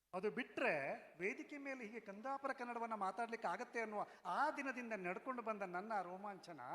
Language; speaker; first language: Kannada; non-native, local second language; Konkani